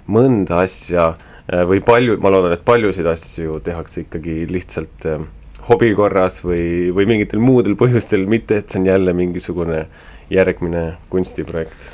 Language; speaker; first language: Estonian; native; Estonian